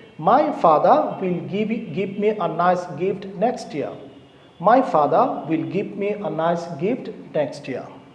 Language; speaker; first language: English; non-native, local second language; Bangla